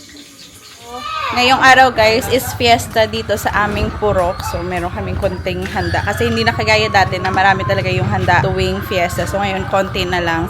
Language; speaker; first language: Filipino; non-native, local second language; Hiligaynon